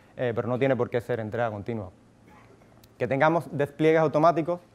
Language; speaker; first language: Spanish; native; Spanish